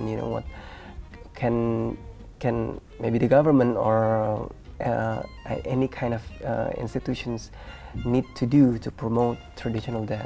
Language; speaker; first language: English; non-native, fluent; Indonesian